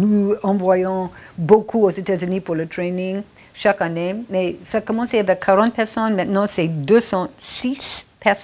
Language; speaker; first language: French; non-native, fluent; English